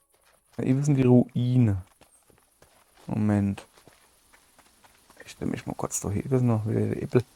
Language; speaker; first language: German; native; German